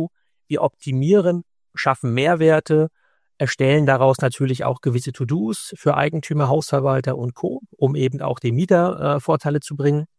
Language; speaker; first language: German; native; German